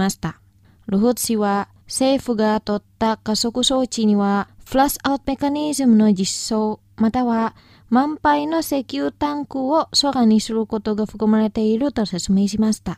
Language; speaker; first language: Japanese; non-native, fluent; Indonesian